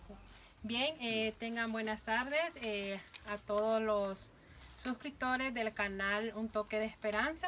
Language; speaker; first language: Spanish; native; Spanish